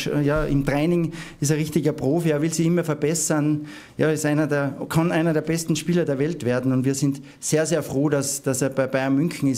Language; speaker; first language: German; native; German